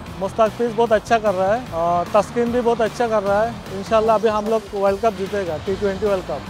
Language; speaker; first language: Hindi; non-native, fluent; Bangla